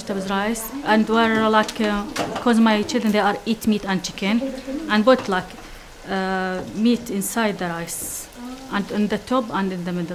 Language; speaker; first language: English; non-native, learner; Arabic